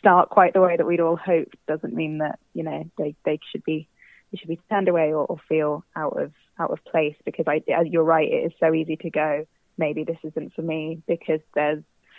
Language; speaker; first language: English; native; English